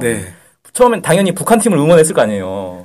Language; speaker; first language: Korean; native; Korean